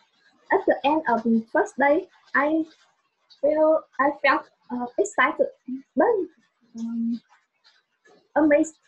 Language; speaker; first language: English; non-native, learner; Vietnamese